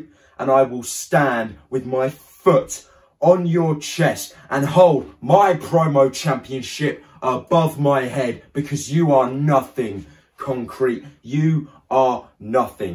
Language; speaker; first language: English; native; English